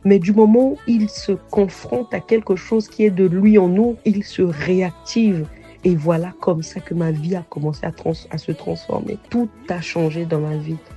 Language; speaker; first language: French; non-native, local second language; Sango